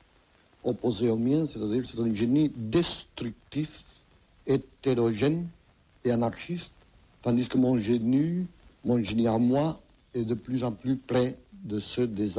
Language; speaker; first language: French; non-native, fluent; Catalan